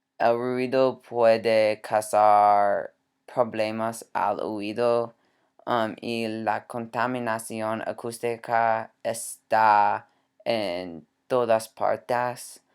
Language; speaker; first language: Spanish; non-native, learner; English